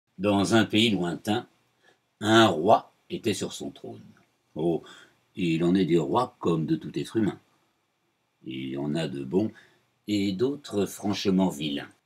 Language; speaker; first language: French; native; French